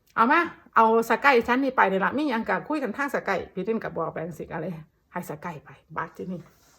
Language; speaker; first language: Thai; native; Thai